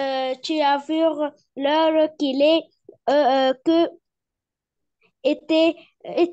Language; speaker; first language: French; non-native, learner; Arabic